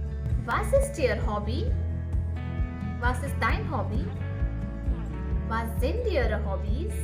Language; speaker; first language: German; non-native, fluent; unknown